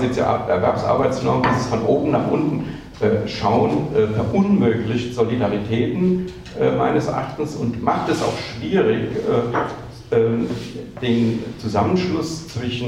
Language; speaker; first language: German; native; German